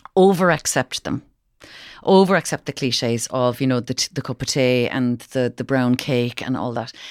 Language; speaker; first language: English; native; English